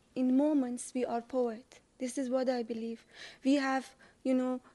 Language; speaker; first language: English; non-native, fluent; Persian